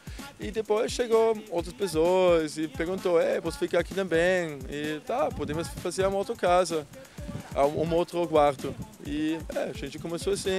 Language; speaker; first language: Portuguese; non-native, fluent; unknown